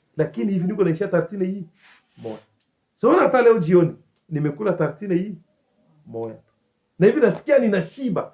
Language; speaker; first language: Swahili; native; Swahili